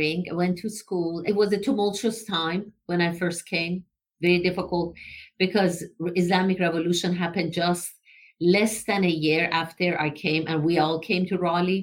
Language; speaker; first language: English; non-native, fluent; Persian